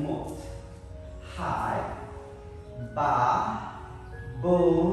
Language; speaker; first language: Vietnamese; non-native, learner; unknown